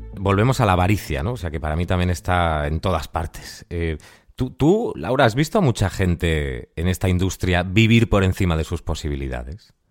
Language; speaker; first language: Spanish; native; Spanish